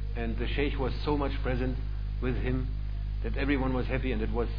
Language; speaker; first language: English; non-native, fluent; German